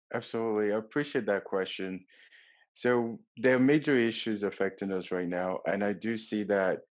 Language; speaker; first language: English; non-native, local second language; Yoruba